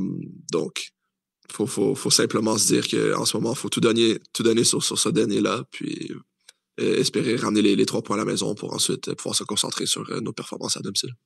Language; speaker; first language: French; native; French